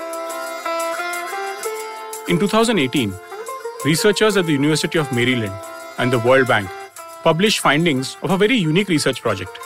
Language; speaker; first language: English; non-native, local second language; Hindi